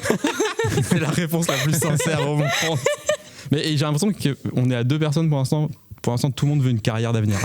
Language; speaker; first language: French; native; French